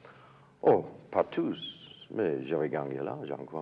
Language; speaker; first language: French; non-native, learner; English